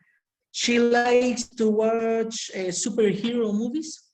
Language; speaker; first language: English; non-native, learner; Spanish